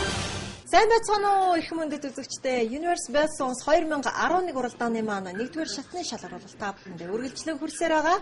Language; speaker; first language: Mongolian; native; Mongolian